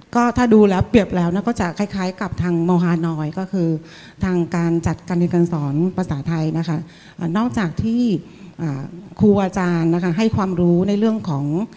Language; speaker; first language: Thai; non-native, fluent; Vietnamese